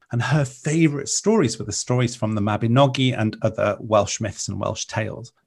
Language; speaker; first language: English; non-native, local second language; Welsh